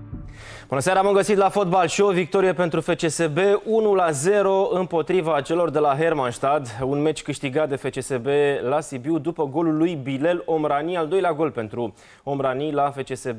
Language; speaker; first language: Romanian; native; Romanian